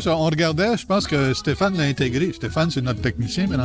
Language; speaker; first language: French; native; French